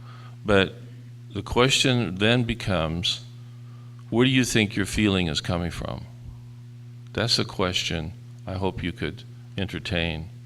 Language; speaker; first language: English; native; English